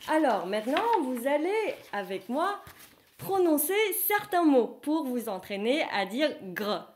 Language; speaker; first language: French; non-native, fluent; Vietnamese